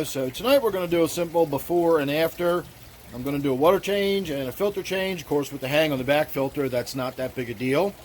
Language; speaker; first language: English; native; English